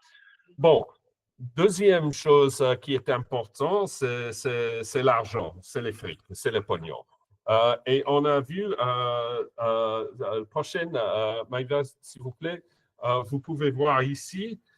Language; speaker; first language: French; non-native, fluent; English